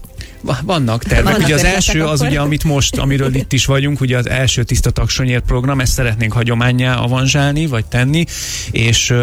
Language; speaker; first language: Hungarian; native; Hungarian